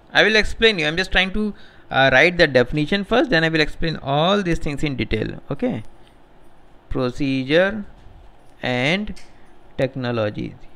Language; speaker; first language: English; non-native, local second language; Hindi